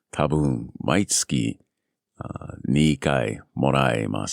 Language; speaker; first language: Japanese; non-native, learner; English